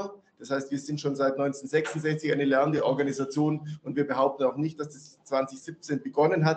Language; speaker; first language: German; native; German